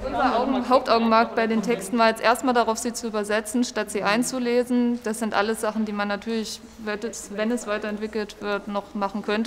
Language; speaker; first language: German; native; German